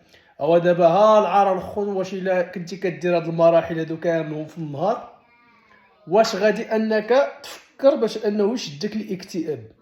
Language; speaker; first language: Arabic; native; Arabic